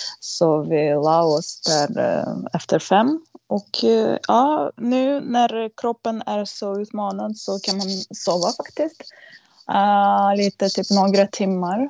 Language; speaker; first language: Swedish; non-native, fluent; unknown